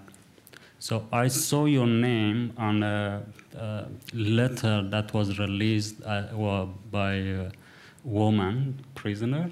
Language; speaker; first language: English; non-native, fluent; Kurdish